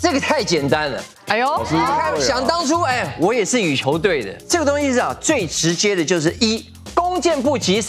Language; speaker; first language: Chinese; native; Chinese